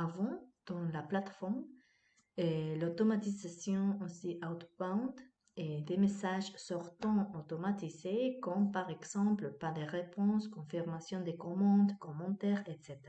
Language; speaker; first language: French; non-native, fluent; Spanish